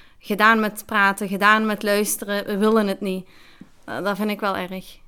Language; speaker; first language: Dutch; early bilingual, other home language; Arabic